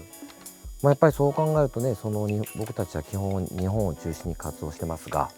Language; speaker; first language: Japanese; native; Japanese